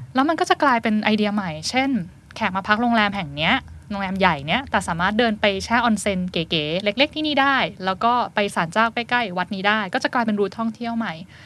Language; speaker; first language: Thai; native; Thai